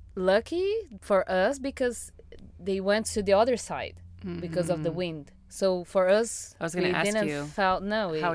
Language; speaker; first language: English; non-native, fluent; Portuguese